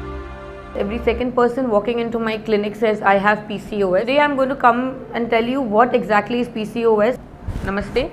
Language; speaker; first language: English; non-native, local second language; Hindi